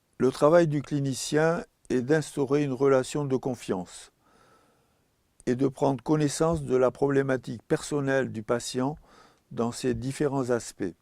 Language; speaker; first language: French; native; French